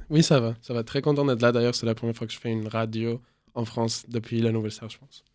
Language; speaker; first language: French; non-native, fluent; Spanish